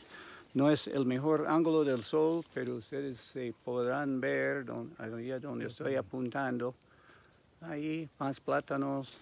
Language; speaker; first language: Spanish; non-native, fluent; English